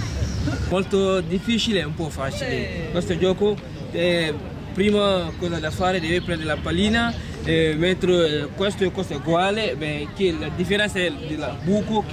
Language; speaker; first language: Italian; non-native, learner; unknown